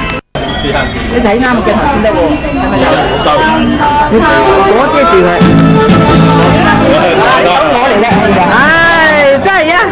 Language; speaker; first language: Cantonese; native; Cantonese